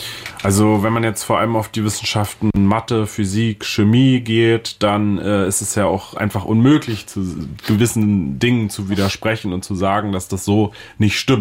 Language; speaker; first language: German; native; German